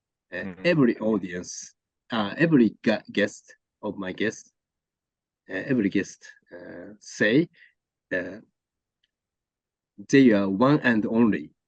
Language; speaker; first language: English; non-native, learner; Japanese